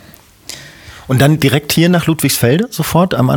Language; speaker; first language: German; native; German